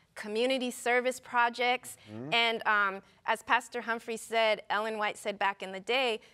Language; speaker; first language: English; native; English